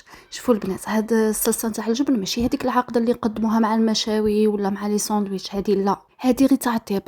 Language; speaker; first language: Arabic; native; Arabic